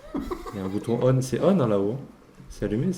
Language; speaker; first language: French; native; French